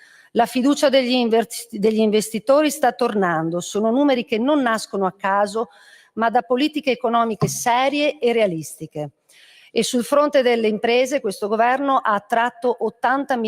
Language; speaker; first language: Italian; native; Italian